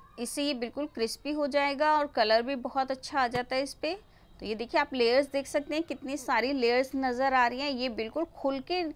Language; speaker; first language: Hindi; native; Hindi